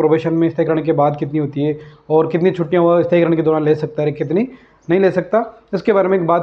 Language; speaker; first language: Hindi; native; Hindi